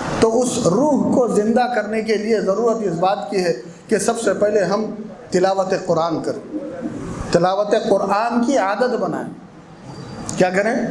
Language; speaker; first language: Urdu; native; Urdu